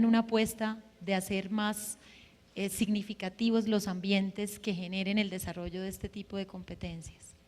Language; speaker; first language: Spanish; native; Spanish